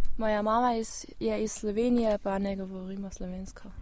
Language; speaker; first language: Slovenian; non-native, fluent; German